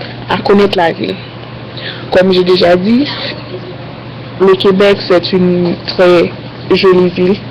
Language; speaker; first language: French; non-native, learner; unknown